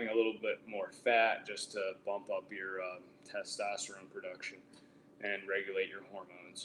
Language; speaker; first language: English; native; English